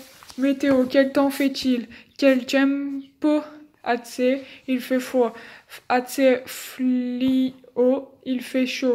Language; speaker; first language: French; native; French